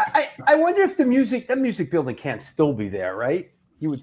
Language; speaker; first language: English; native; English